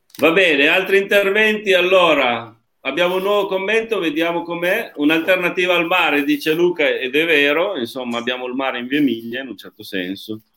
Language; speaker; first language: Italian; native; Italian